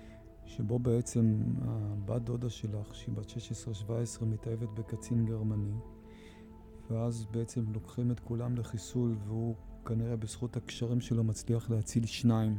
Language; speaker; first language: Hebrew; native; Hebrew